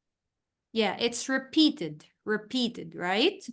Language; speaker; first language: English; non-native, fluent; Arabic